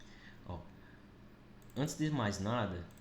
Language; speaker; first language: Portuguese; native; Portuguese